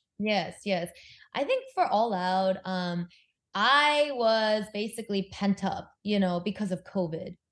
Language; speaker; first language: English; early bilingual, other home language; Korean